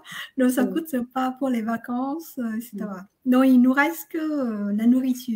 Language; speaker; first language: French; non-native, fluent; Vietnamese